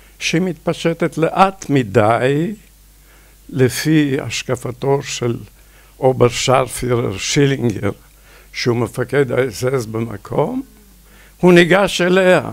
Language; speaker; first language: Hebrew; non-native, fluent; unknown